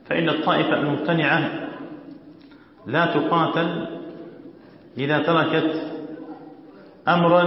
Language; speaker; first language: Arabic; native; Arabic